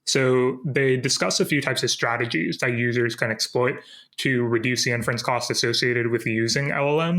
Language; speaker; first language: English; native; English